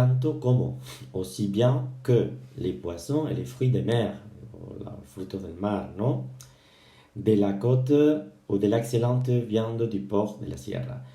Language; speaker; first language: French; non-native, fluent; Spanish